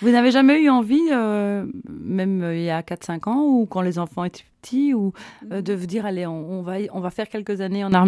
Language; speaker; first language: French; native; French